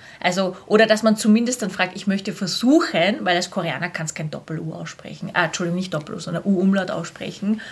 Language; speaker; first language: German; native; German